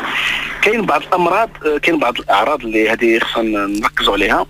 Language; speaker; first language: Arabic; native; Arabic